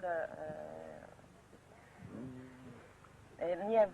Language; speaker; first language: English; non-native, learner; French